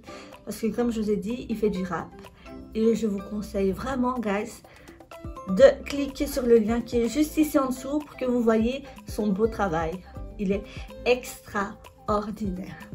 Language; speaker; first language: French; native; French